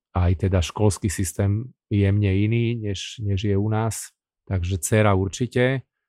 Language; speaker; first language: Slovak; native; Slovak